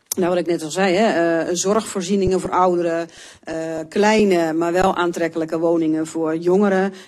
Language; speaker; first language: Dutch; native; Dutch